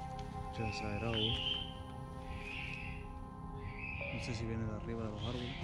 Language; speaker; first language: Spanish; native; Spanish